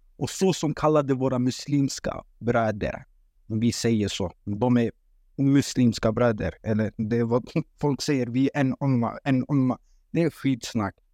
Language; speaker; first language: Swedish; early bilingual, other home language; Kurdish